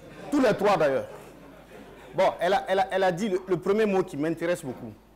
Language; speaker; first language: French; non-native, local second language; Mossi